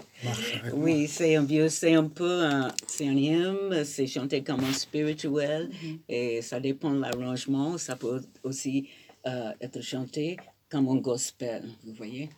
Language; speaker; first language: French; non-native, fluent; English